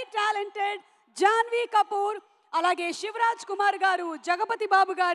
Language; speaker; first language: Telugu; native; Telugu